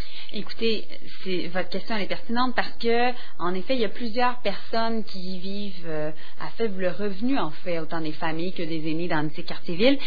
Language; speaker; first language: French; native; French